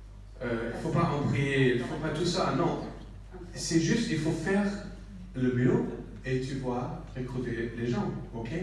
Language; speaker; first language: French; non-native, learner; English